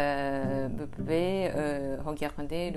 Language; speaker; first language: French; non-native, learner; Japanese